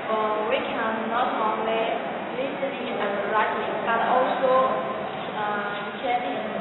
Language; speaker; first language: English; non-native, learner; Chinese